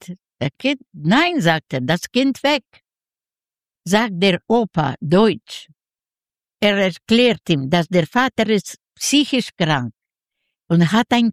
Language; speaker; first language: German; non-native, learner; Yiddish